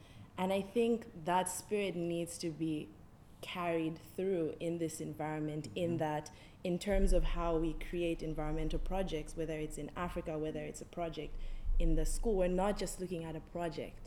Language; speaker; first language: English; non-native, local second language; Nyanja